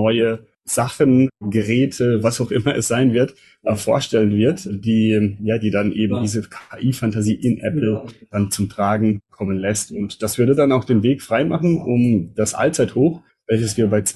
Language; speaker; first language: German; native; German